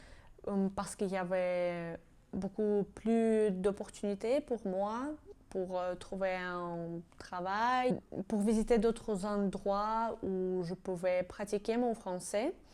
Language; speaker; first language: French; non-native, fluent; Georgian